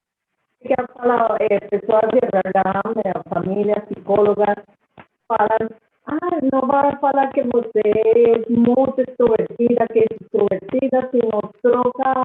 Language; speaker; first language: Portuguese; non-native, learner; Spanish